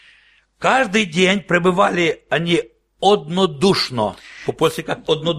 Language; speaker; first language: Polish; non-native, learner; Russian